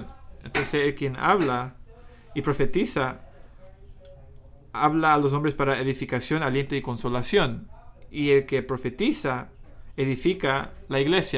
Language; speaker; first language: Spanish; non-native, fluent; English